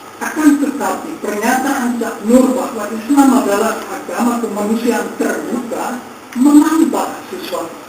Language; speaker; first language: Indonesian; non-native, fluent; German